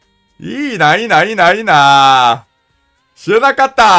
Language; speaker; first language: Japanese; non-native, learner; English